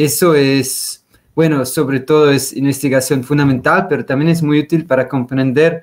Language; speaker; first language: Spanish; non-native, fluent; Swiss German